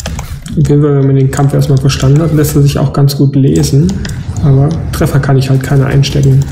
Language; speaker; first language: German; native; German